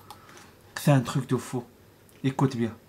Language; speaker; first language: French; non-native, learner; Arabic